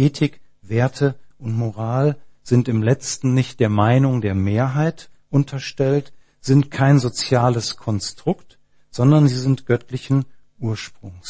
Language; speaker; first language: German; native; German